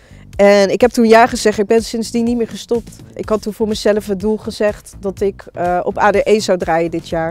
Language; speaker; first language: Dutch; native; Dutch